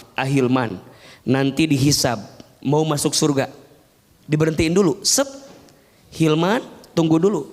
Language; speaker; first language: Indonesian; native; Indonesian